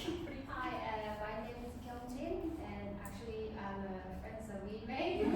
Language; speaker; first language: English; non-native, learner; Korean